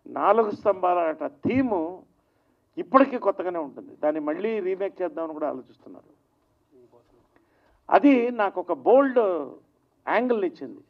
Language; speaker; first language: Telugu; native; Telugu